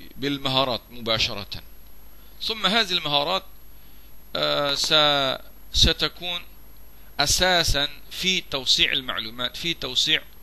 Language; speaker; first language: Arabic; non-native, fluent; Malay